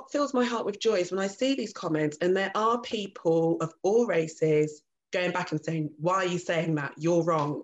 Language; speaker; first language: English; native; English